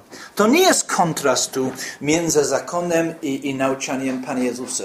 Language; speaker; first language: Polish; non-native, fluent; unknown